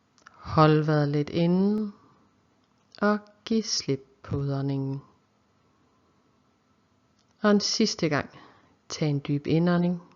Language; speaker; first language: Danish; native; Danish